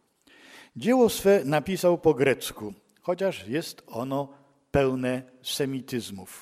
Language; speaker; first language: Polish; native; Polish